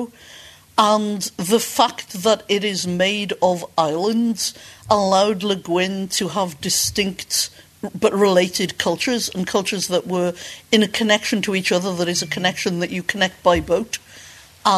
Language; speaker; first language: English; native; English